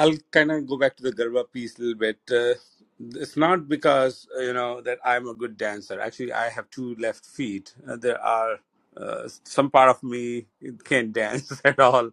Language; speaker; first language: English; non-native, local second language; Hindi